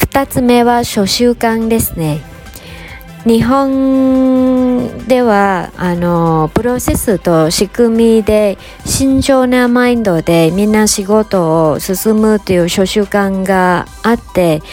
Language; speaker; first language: Japanese; non-native, fluent; Vietnamese